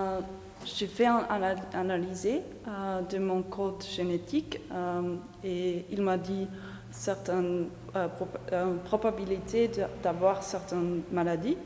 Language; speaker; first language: French; non-native, fluent; German